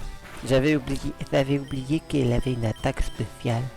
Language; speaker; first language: French; native; French